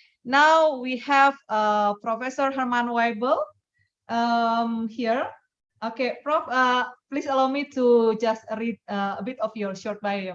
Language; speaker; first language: English; non-native, fluent; Indonesian